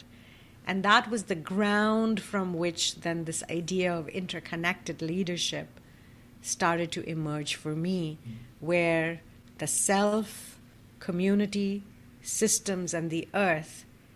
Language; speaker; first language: English; non-native, local second language; Bangla